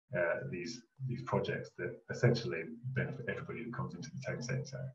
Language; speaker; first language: English; native; English